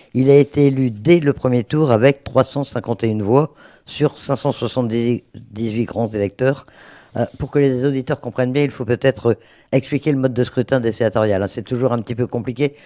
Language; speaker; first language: French; native; French